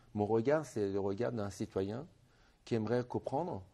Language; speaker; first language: French; non-native, fluent; Persian